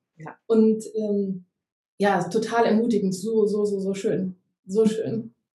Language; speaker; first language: German; native; German